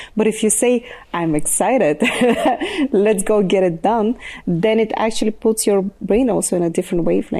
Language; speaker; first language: English; non-native, fluent; Bulgarian